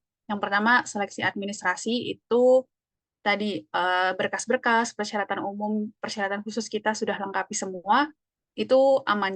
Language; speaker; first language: Indonesian; native; Indonesian